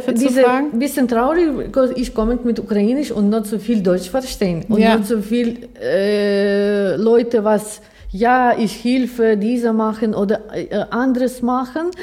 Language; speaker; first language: German; non-native, learner; Ukrainian